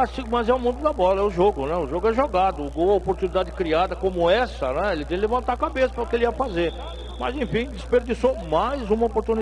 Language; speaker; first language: Portuguese; native; Portuguese